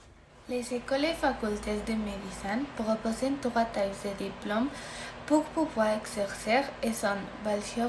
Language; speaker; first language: French; non-native, learner; Spanish